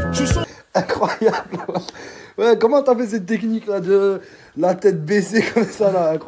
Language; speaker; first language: French; native; French